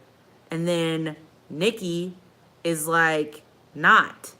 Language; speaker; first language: English; native; English